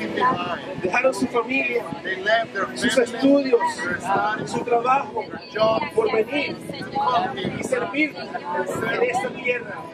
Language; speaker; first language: Spanish; native; Spanish